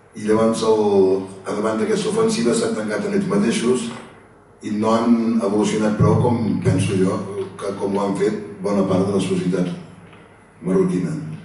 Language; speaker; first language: Catalan; native; Catalan